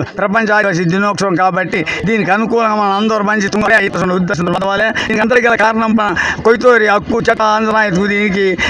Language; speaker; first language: Telugu; non-native, local second language; Koya